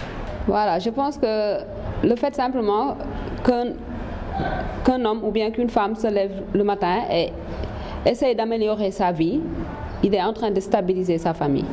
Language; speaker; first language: French; non-native, local second language; Wolof